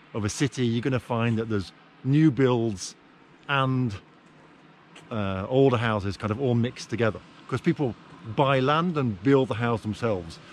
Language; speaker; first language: English; native; English